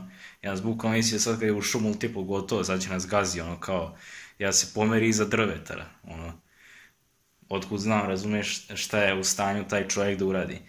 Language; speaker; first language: Serbian; native; Serbian